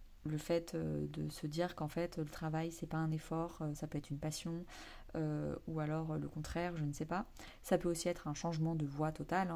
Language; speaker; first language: French; native; French